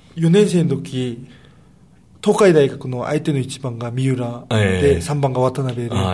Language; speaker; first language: Japanese; early bilingual, other home language; Korean